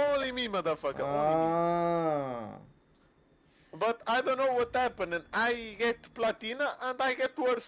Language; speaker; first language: English; non-native, learner; Portuguese